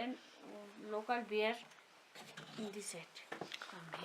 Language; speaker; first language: English; non-native, learner; Ladakhi